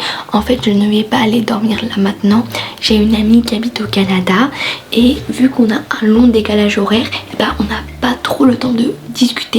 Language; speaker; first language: French; native; French